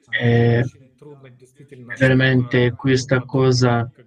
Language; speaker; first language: Italian; non-native, learner; Russian